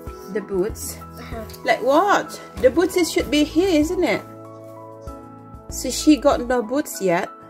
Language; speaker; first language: English; non-native, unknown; Indonesian